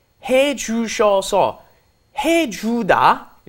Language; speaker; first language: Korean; non-native, fluent; English